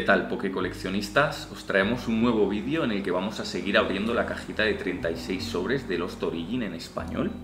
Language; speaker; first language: Spanish; native; Spanish